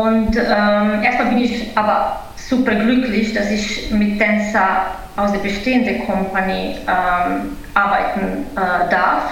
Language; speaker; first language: German; non-native, fluent; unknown